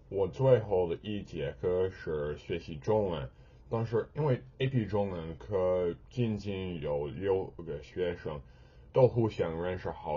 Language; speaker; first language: Chinese; non-native, learner; English